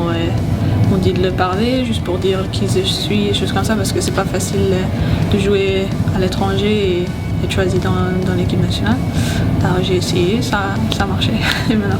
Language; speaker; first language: French; early bilingual, heritage; Swedish